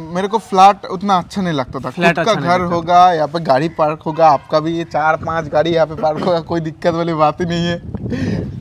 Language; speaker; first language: Hindi; non-native, local second language; Bangla